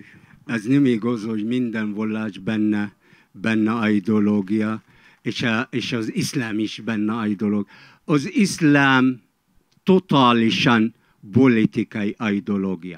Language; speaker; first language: Hungarian; non-native, fluent; Arabic